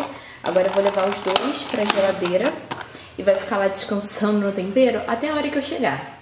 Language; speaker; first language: Portuguese; native; Portuguese